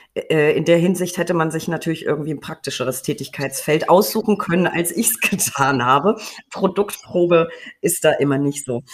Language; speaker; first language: German; native; German